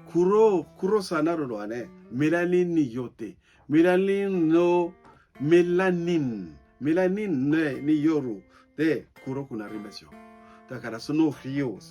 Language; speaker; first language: Japanese; non-native, fluent; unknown